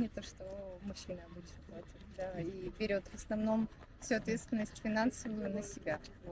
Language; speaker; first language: Russian; native; Russian